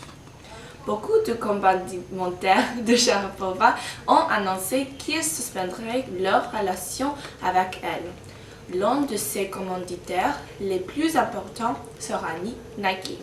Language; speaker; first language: French; non-native, learner; English